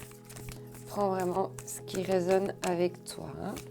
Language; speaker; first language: French; native; French